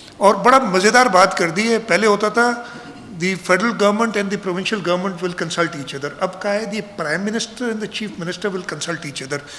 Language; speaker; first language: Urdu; non-native, local second language; Sindhi